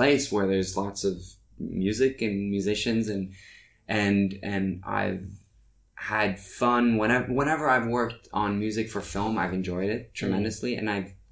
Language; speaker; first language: English; non-native, fluent; Norwegian